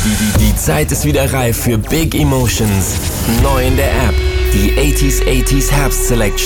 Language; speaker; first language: German; native; German